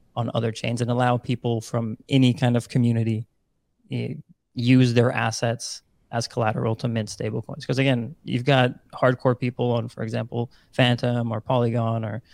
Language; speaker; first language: English; non-native, fluent; Dutch